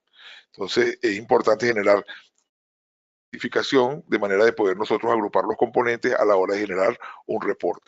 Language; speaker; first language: Spanish; native; Spanish